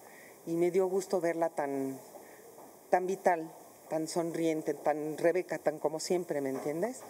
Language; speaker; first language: Spanish; native; Spanish